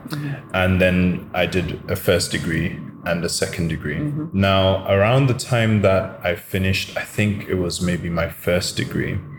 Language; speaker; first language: English; native; English